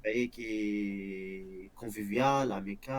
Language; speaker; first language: French; non-native, local second language; Berber languages